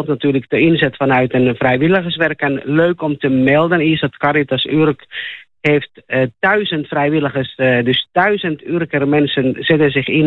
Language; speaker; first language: Dutch; non-native, fluent; Finnish